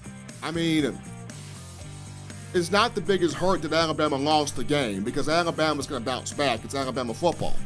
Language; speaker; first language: English; native; English